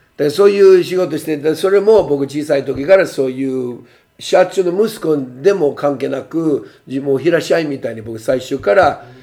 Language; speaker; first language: Japanese; non-native, fluent; English